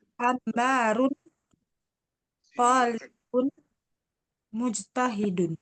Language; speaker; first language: Arabic; non-native, learner; Indonesian